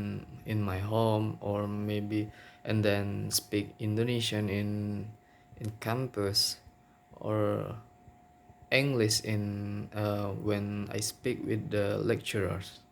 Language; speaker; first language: English; non-native, local second language; Minangkabau